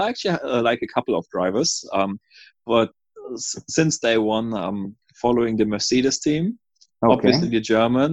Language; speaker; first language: English; non-native, fluent; German